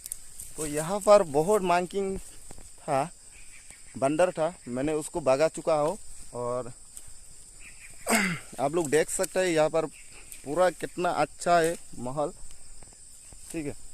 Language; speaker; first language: Hindi; non-native, local second language; Kok Borok